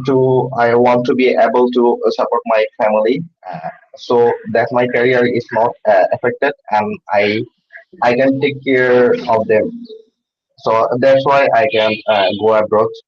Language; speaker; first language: English; non-native, learner; Bangla